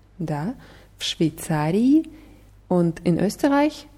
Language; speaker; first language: German; non-native, fluent; Russian